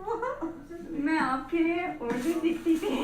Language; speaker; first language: Hindi; non-native, learner; English